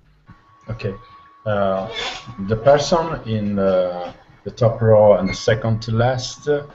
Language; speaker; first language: English; non-native, learner; Italian